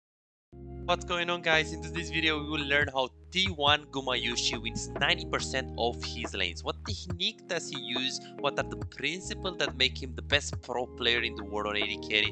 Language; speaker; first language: English; non-native, fluent; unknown